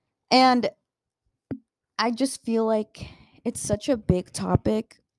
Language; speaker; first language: English; early bilingual, other home language; Spanish